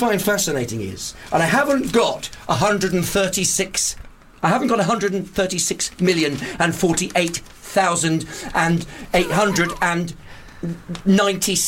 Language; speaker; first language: English; native; English